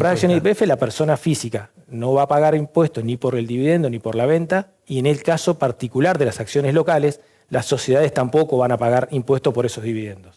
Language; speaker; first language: Spanish; native; Spanish